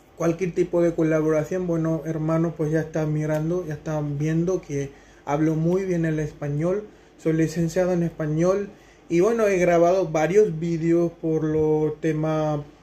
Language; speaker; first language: Spanish; non-native, fluent; Hindi